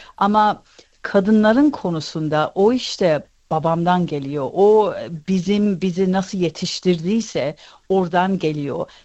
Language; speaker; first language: Turkish; early bilingual, heritage; Turkish